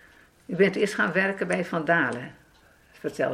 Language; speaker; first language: Dutch; native; Dutch